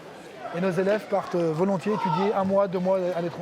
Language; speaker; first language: French; native; French